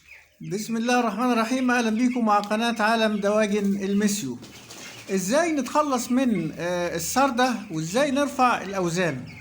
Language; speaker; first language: Arabic; native; Arabic